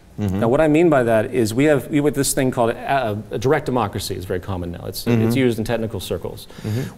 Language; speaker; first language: English; native; English